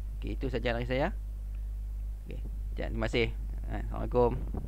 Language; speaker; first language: Malay; native; Malay